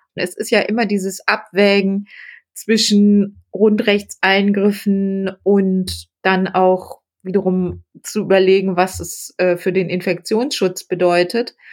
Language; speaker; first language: German; native; German